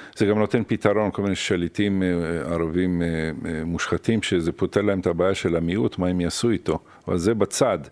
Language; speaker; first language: Hebrew; early bilingual, other home language; Arabic